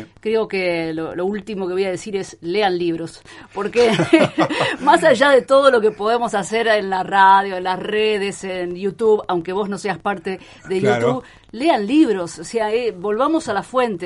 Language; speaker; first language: Spanish; native; Spanish